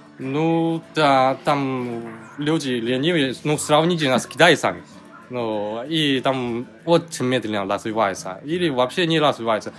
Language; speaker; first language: Russian; non-native, learner; Chinese